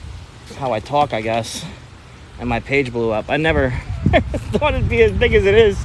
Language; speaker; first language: English; native; English